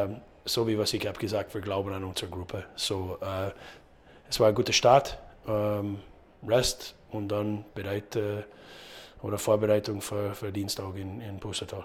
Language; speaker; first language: German; non-native, learner; English